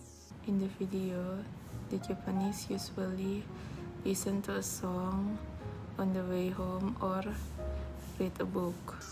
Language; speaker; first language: English; non-native, fluent; Indonesian